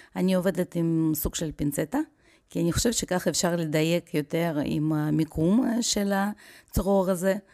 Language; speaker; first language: Hebrew; non-native, fluent; Russian